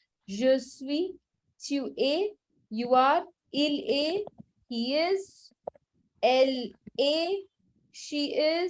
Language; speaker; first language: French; non-native, fluent; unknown